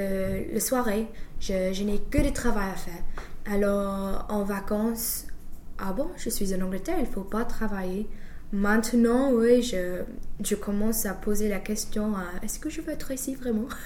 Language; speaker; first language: French; non-native, fluent; English